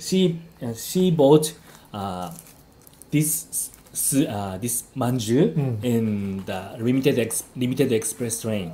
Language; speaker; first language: English; non-native, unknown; Japanese